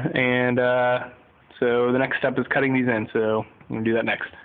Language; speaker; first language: English; native; English